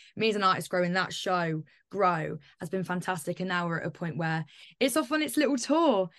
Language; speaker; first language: English; native; English